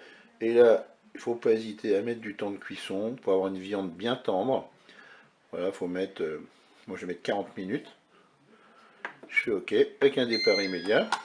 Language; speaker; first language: French; native; French